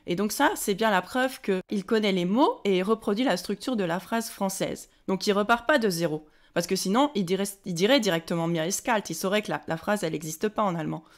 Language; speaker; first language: French; native; French